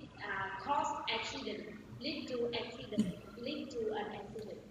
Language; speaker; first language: English; non-native, learner; Vietnamese